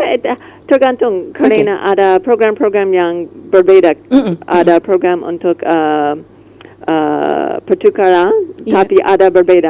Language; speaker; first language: Indonesian; non-native, learner; English